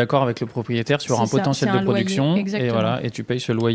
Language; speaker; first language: French; native; French